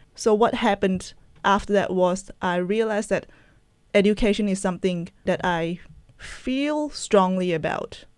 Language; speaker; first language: English; non-native, local second language; Chinese